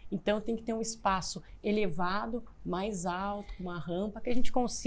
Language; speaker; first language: Portuguese; native; Portuguese